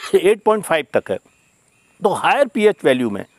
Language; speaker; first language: Hindi; native; Hindi